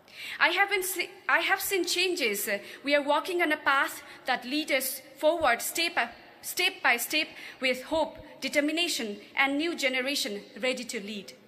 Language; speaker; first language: English; non-native, local second language; Nepali